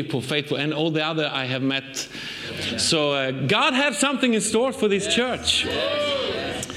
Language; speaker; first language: English; non-native, fluent; Swedish